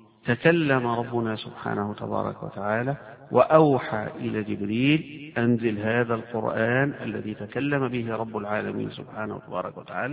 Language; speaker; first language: Arabic; native; Arabic